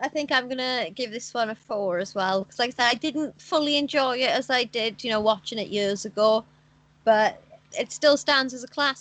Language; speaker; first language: English; native; English